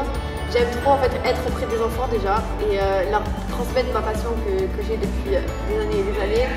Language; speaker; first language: French; native; French